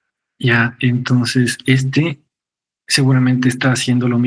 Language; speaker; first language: Spanish; native; Spanish